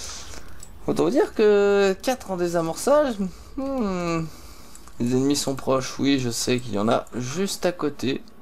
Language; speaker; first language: French; native; French